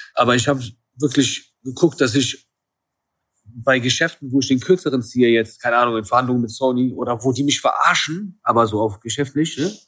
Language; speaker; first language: German; early bilingual, other home language; Kurdish